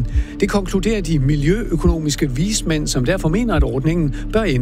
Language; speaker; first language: Danish; native; Danish